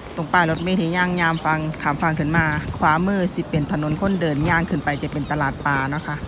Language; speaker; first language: Thai; non-native, local second language; Northeastern Thai